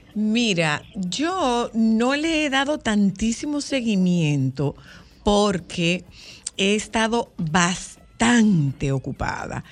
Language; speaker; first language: Spanish; native; Spanish